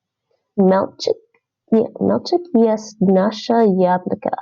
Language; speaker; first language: Russian; non-native, learner; English